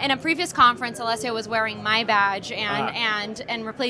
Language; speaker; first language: English; non-native, fluent; Portuguese